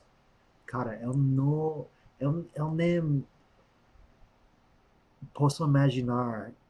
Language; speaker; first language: Portuguese; non-native, fluent; English